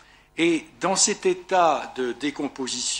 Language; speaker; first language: French; native; French